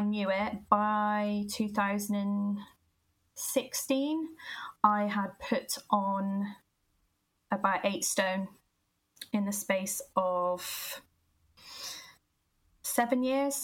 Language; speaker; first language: English; native; English